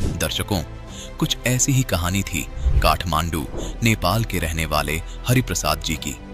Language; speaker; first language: Hindi; native; Hindi